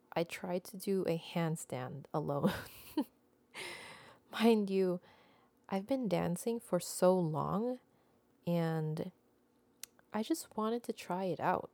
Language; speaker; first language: English; non-native, local second language; Filipino